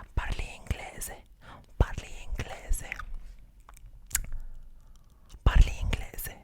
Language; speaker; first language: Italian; non-native, learner; English